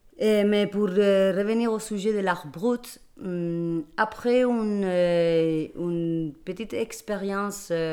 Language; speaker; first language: French; non-native, fluent; Spanish